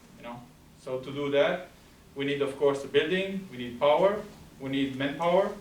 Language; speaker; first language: English; non-native, fluent; Romanian